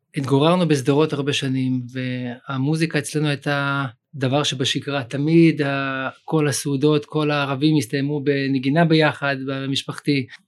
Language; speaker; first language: Hebrew; early bilingual, other home language; Russian